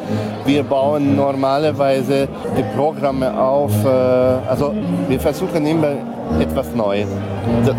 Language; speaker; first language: German; non-native, local second language; Hungarian